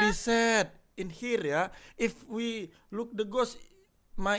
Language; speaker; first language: English; non-native, learner; Indonesian